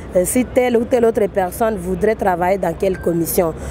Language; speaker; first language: French; non-native, local second language; Swahili